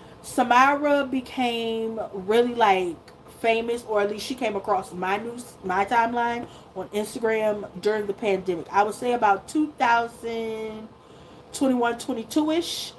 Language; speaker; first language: English; native; English